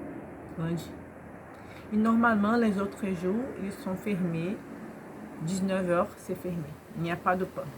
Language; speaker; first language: French; non-native, learner; Portuguese